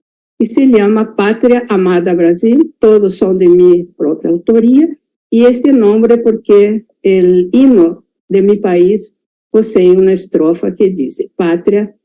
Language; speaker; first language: Spanish; non-native, fluent; Portuguese